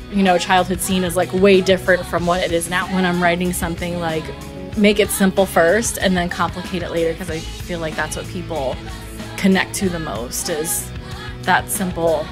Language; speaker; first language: English; native; English